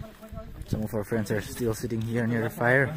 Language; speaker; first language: English; non-native, fluent; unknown